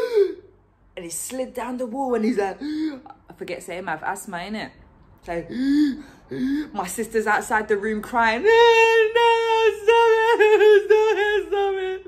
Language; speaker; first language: English; native; English